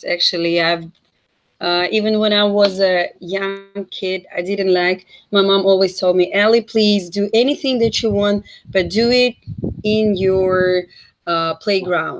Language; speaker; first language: English; non-native, fluent; Russian